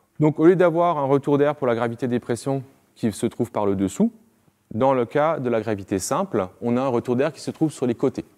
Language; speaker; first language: French; native; French